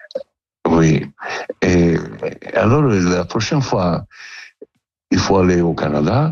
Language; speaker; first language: French; non-native, fluent; Italian